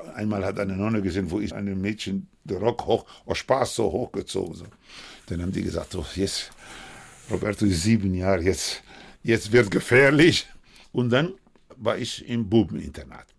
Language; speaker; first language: German; non-native, fluent; Spanish